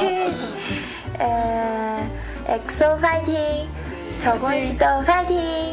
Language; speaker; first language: Korean; non-native, learner; Chinese